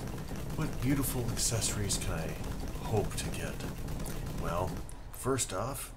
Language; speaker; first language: English; native; English